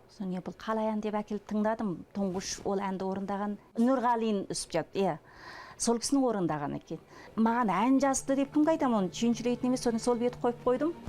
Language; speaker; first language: Kazakh; native; Kazakh